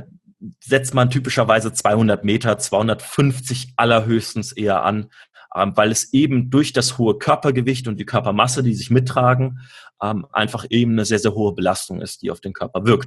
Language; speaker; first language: German; native; German